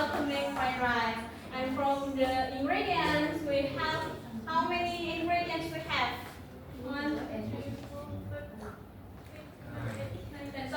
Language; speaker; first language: English; non-native, learner; Indonesian